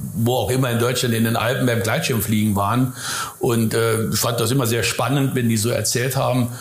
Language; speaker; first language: German; native; German